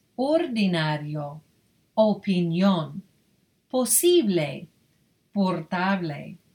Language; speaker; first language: Spanish; non-native, fluent; English